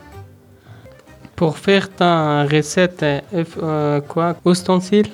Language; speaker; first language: French; non-native, learner; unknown